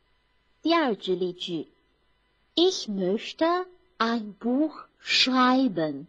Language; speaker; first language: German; non-native, fluent; Chinese